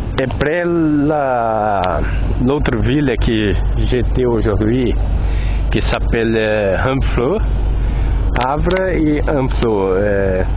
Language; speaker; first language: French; non-native, learner; Portuguese